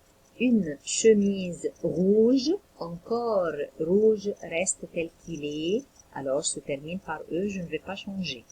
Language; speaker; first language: French; non-native, local second language; Arabic